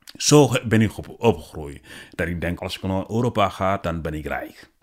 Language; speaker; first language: Dutch; non-native, learner; Wolof